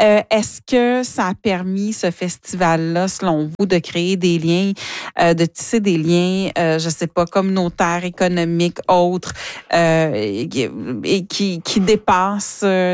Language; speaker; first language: French; native; French